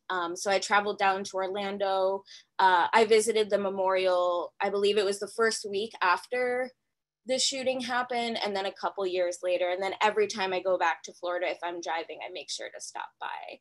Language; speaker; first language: English; native; English